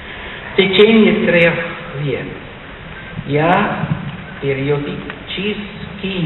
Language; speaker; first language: Russian; non-native, learner; German